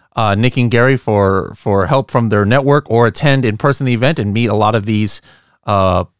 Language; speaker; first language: English; native; English